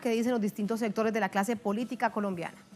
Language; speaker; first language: Spanish; native; Spanish